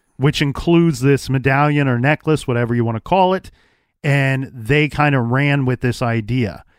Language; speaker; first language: English; native; English